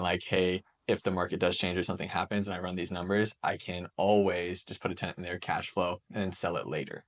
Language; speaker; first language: English; native; English